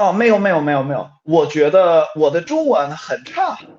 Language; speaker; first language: Chinese; non-native, fluent; Swedish